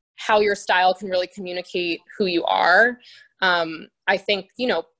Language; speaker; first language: English; native; English